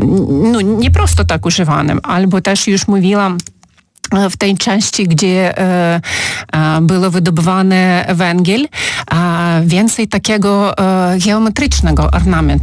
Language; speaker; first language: Polish; non-native, fluent; Ukrainian